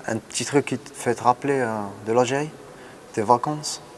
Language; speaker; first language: French; non-native, local second language; Arabic